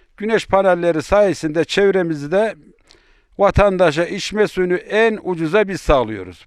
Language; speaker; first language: Turkish; native; Turkish